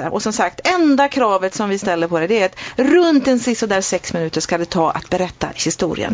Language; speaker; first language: Swedish; native; Swedish